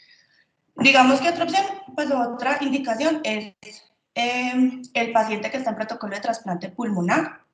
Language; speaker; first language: Spanish; native; Spanish